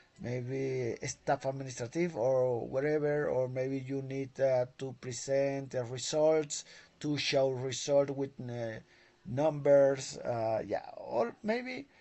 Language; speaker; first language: English; non-native, learner; Spanish